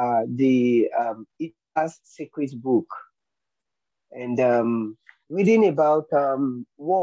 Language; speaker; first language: English; non-native, local second language; Yoruba